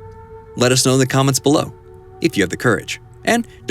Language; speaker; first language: English; native; English